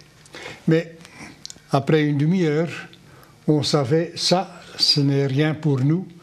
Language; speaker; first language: French; non-native, local second language; Dutch